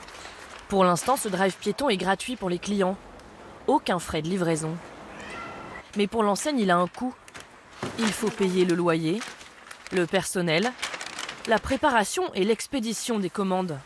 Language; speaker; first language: French; native; French